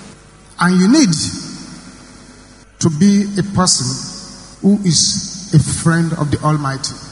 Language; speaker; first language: English; non-native, local second language; Yoruba